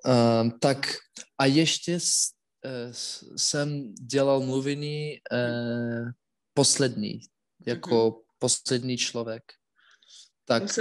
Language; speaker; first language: Czech; non-native, learner; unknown